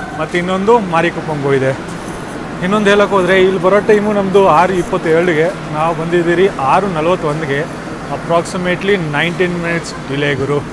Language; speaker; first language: Kannada; non-native, local second language; Hindi